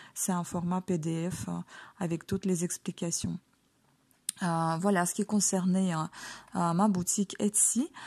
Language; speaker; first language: French; non-native, fluent; Ukrainian